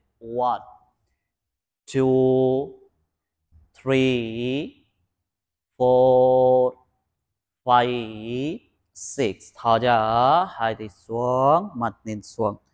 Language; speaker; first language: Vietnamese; non-native, learner; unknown